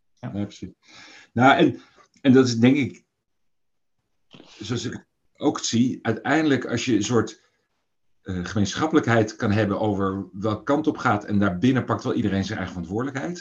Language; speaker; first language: Dutch; native; Dutch